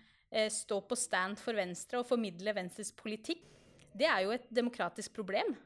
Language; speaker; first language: Norwegian; native; Norwegian